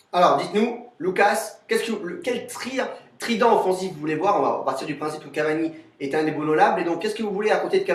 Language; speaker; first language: French; native; French